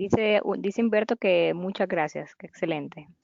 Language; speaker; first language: Spanish; native; Spanish